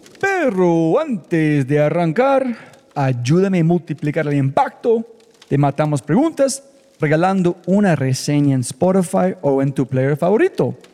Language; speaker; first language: Spanish; non-native, fluent; English